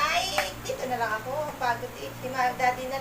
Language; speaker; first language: Filipino; non-native, local second language; Cebuano